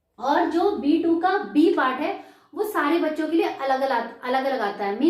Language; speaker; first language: Hindi; native; Hindi